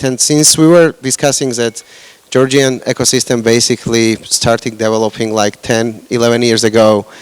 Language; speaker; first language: English; non-native, fluent; Georgian